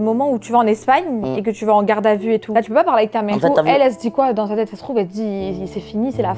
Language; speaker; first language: French; native; French